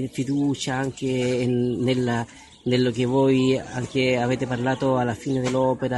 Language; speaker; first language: Italian; non-native, fluent; Spanish